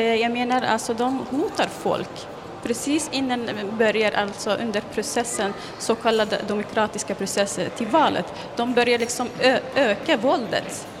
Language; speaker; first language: Swedish; non-native, fluent; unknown